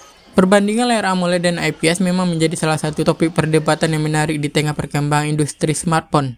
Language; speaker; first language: Indonesian; native; Indonesian